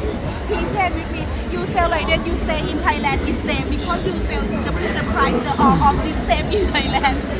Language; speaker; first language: English; non-native, learner; Thai